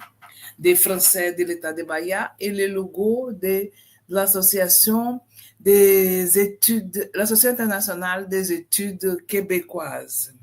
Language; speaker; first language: French; non-native, fluent; Portuguese